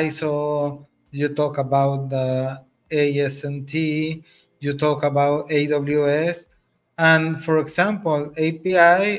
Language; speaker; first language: English; non-native, learner; Spanish